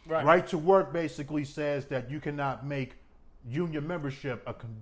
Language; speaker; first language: English; native; English